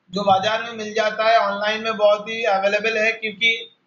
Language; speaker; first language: Hindi; non-native, local second language; Bangla